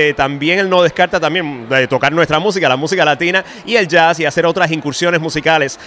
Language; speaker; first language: Spanish; native; Spanish